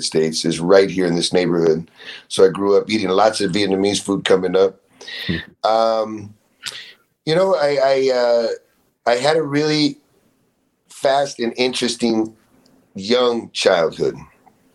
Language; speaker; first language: English; native; English